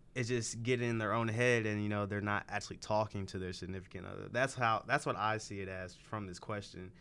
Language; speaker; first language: English; native; English